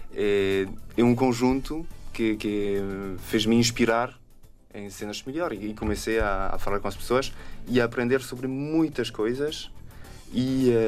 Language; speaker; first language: Portuguese; non-native, fluent; French